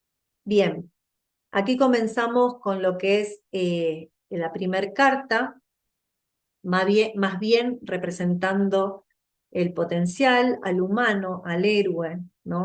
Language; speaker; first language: Spanish; native; Spanish